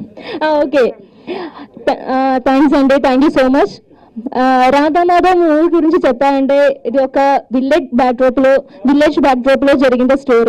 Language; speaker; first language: Telugu; non-native, learner; Malayalam